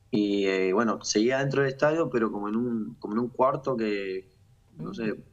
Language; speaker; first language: Spanish; native; Spanish